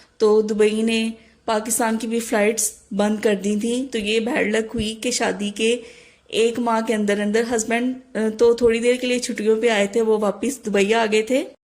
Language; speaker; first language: Urdu; native; Urdu